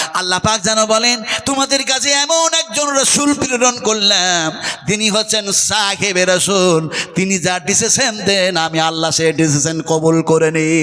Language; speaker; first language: Bangla; non-native, local second language; Urdu